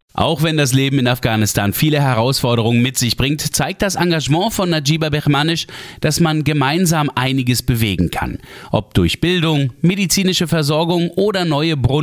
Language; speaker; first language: German; native; German